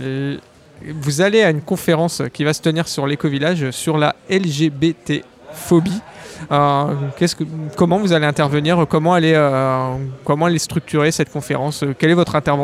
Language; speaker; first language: French; native; French